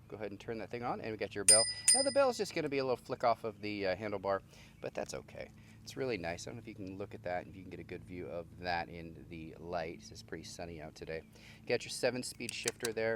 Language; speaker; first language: English; native; English